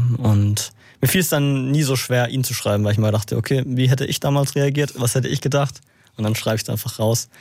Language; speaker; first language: German; native; German